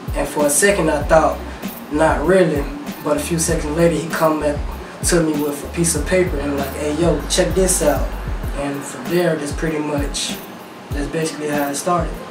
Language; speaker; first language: English; native; English